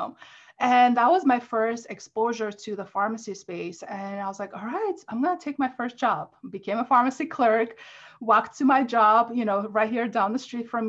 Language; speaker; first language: English; non-native, fluent; Armenian